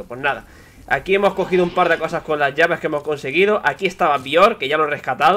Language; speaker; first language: Spanish; native; Spanish